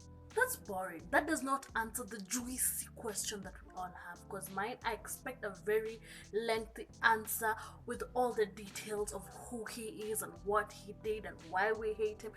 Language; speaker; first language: English; non-native, local second language; Kikuyu